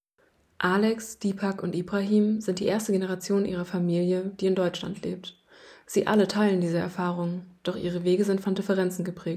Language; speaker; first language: German; native; German